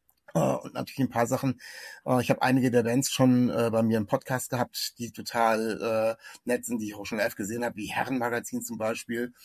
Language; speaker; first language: German; native; German